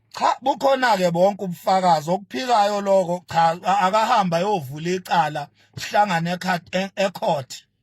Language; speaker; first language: Zulu; native; Zulu